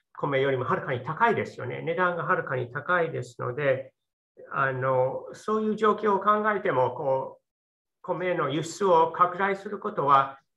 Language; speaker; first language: Japanese; native; Japanese